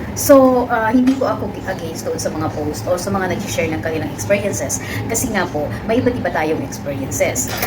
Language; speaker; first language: Filipino; native; Filipino